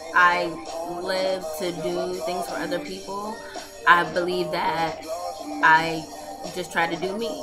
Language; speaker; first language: English; native; English